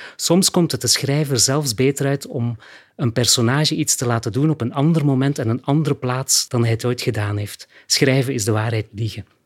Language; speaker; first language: Dutch; native; Dutch